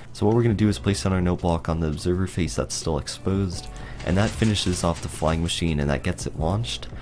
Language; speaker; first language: English; native; English